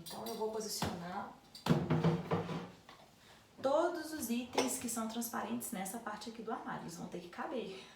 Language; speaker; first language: Portuguese; native; Portuguese